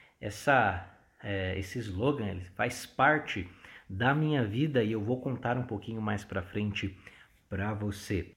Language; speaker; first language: Portuguese; native; Portuguese